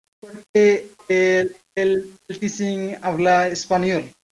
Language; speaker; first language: Spanish; non-native, learner; Bangla